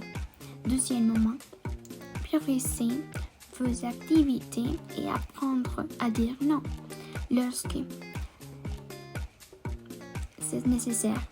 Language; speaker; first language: French; non-native, learner; Spanish